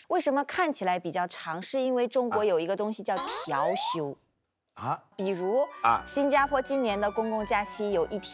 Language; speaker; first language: Chinese; native; Chinese